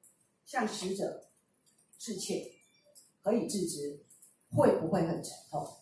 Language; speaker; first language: Chinese; native; Chinese